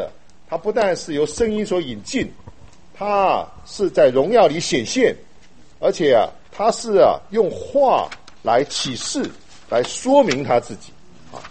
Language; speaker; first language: Chinese; native; Chinese